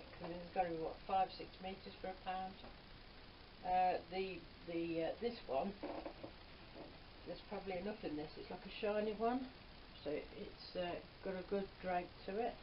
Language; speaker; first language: English; native; English